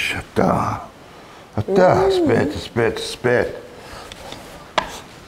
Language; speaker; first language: Russian; non-native, learner; French